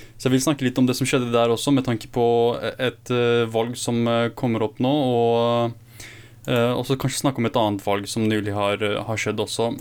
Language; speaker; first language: Norwegian; early bilingual, other home language; Kurdish